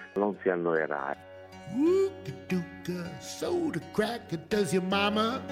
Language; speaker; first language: Italian; native; Italian